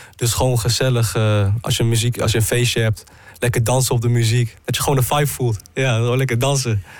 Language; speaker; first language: Dutch; native; Dutch